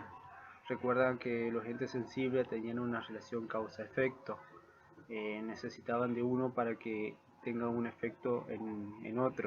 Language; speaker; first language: Spanish; native; Spanish